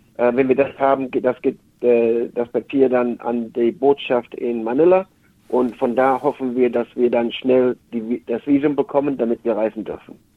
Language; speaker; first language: German; native; German